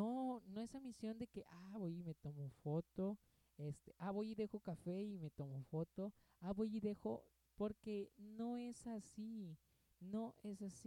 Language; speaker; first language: Spanish; native; Spanish